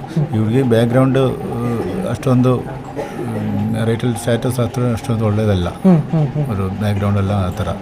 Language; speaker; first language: Kannada; non-native, local second language; Malayalam